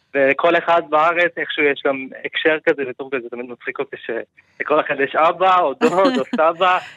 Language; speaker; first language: Hebrew; non-native, fluent; Turkish